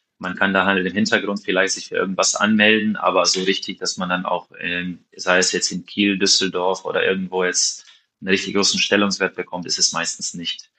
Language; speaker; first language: German; non-native, fluent; Slovenian